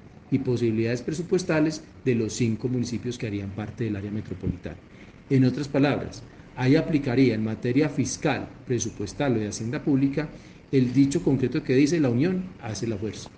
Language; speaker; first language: Spanish; native; Spanish